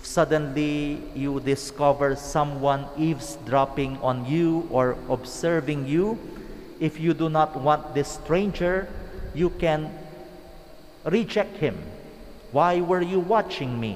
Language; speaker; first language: English; non-native, local second language; Pangasinan